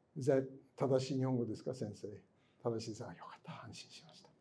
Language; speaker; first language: Japanese; non-native, fluent; English